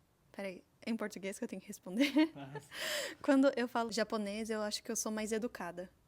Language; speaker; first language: Portuguese; early bilingual, heritage; Portuguese